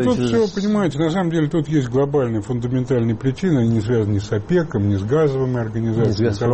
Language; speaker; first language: Russian; native; Russian